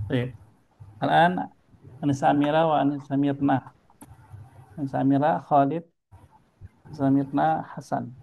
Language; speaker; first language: Arabic; non-native, fluent; Indonesian